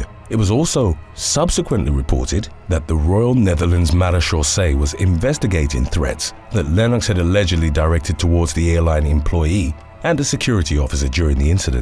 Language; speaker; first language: English; native; English